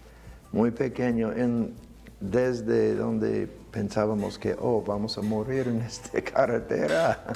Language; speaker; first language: Spanish; non-native, fluent; English